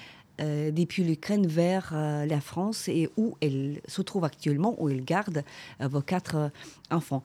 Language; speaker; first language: French; non-native, fluent; Ukrainian